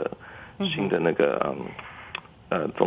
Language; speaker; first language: Chinese; early bilingual, heritage; English